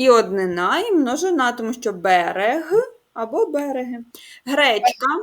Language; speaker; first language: Ukrainian; native; Ukrainian